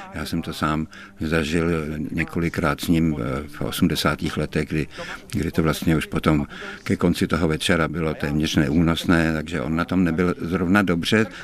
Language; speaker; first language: Czech; native; Czech